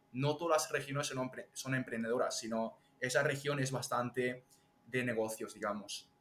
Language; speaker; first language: Spanish; early bilingual, other home language; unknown